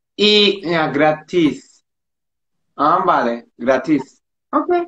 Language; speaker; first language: Spanish; non-native, learner; German